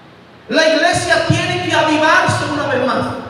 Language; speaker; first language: Spanish; native; Spanish